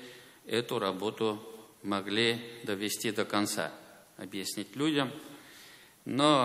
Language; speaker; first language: Russian; native; Russian